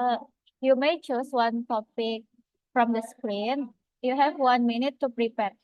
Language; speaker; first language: English; non-native, fluent; Indonesian